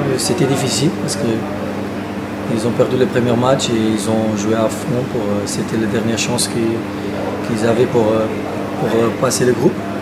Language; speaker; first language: French; non-native, fluent; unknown